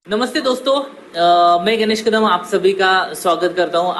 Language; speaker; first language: Hindi; non-native, local second language; Marathi